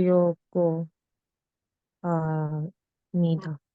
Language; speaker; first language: Korean; non-native, learner; Indonesian